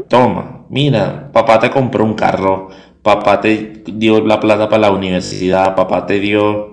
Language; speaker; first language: Spanish; native; Spanish